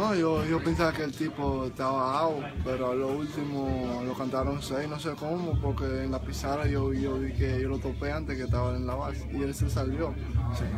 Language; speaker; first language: Spanish; non-native, local second language; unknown